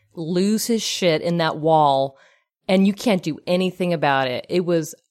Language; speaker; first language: English; native; English